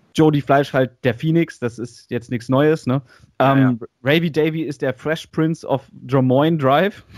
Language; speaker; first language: German; native; German